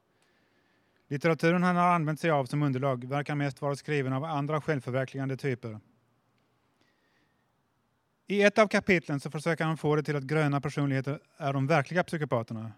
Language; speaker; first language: Swedish; native; Swedish